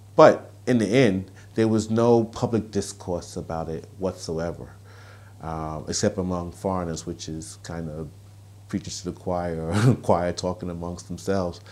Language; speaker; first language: English; native; English